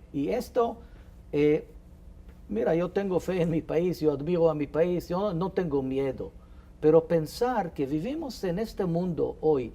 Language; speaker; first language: Spanish; non-native, fluent; Hebrew